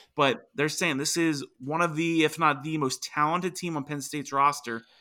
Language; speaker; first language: English; native; English